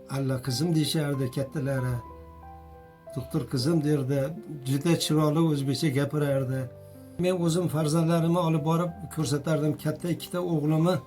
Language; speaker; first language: Uzbek; native; Uzbek